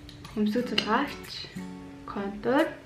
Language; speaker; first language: Mongolian; native; Mongolian